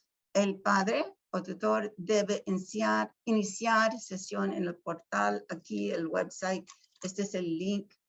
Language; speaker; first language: Spanish; early bilingual, heritage; Spanish